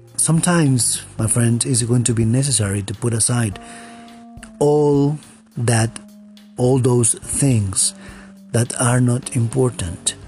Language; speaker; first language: English; non-native, fluent; Spanish